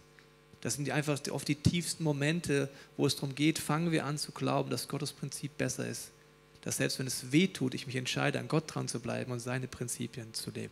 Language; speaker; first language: German; native; German